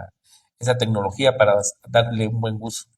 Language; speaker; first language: Spanish; native; Spanish